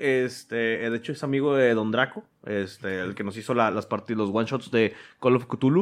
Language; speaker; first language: Spanish; native; Spanish